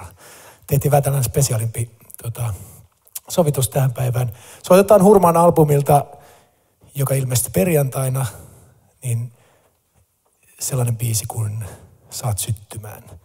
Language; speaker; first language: Finnish; native; Finnish